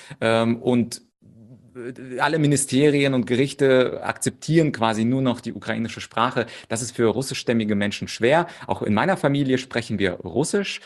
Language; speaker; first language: German; early bilingual, other home language; Russian